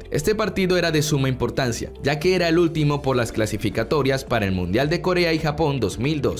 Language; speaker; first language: Spanish; native; Spanish